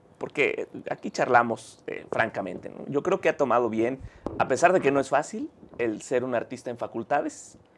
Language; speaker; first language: Spanish; native; Spanish